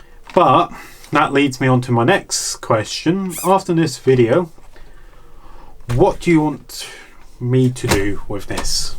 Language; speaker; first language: English; native; English